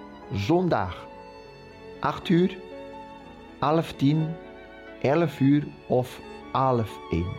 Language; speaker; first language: Dutch; non-native, local second language; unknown